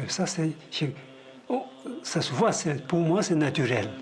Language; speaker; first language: French; non-native, fluent; Tibetan